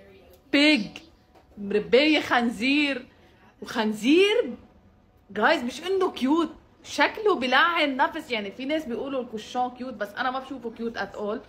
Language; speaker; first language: Arabic; native; Arabic